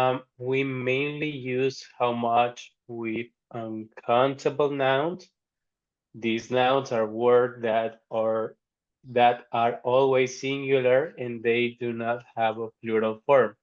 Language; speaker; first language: English; non-native, learner; Spanish